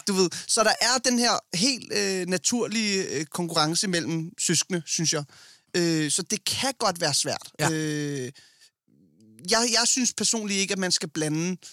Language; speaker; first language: Danish; early bilingual, other home language; Arabic